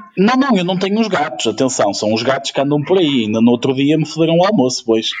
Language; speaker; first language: Portuguese; non-native, fluent; Ukrainian